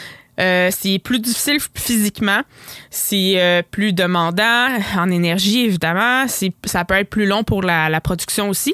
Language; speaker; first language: French; native; French